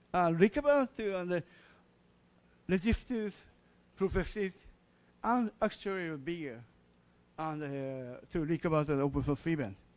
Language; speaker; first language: English; non-native, learner; Japanese